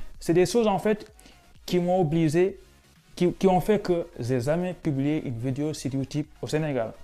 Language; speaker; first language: French; non-native, local second language; Wolof